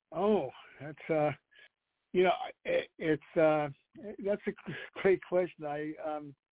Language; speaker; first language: English; non-native, fluent; Danish